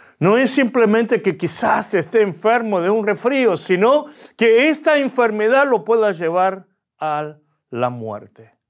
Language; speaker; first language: Spanish; early bilingual, other home language; Korean